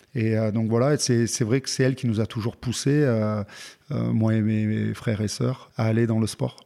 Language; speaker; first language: French; native; French